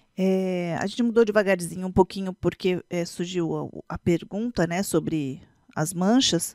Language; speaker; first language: Portuguese; native; Portuguese